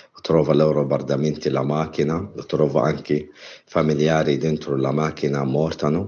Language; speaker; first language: Italian; non-native, learner; Arabic